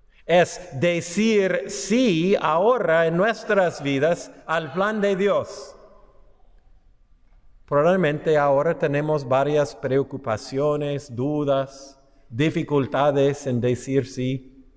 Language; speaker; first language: Spanish; non-native, fluent; English